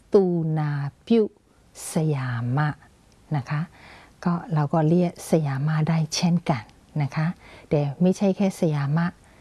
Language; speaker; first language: Thai; non-native, fluent; Burmese